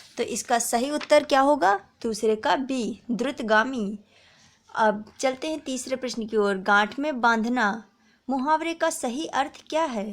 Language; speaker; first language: Hindi; native; Hindi